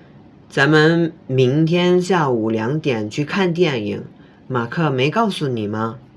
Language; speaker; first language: Chinese; non-native, fluent; Indonesian